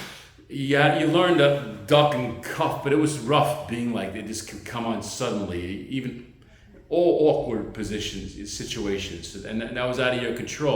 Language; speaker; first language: English; native; English